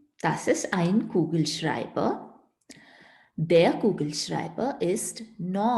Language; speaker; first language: German; non-native, fluent; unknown